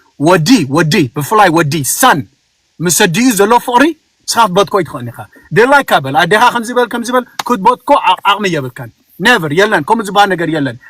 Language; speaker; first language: Tigrinya; early bilingual, heritage; Tigrinya